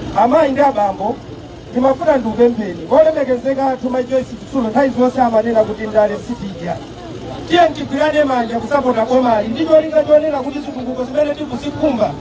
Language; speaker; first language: Nyanja; native; Nyanja